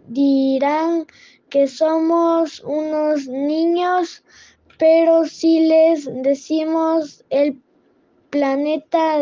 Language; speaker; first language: Spanish; non-native, learner; French